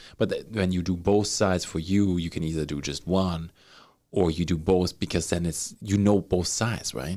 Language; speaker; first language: English; non-native, fluent; German